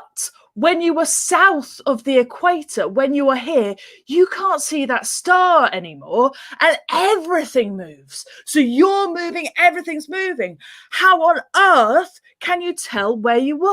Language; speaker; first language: English; native; English